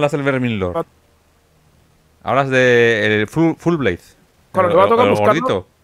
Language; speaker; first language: Spanish; native; Spanish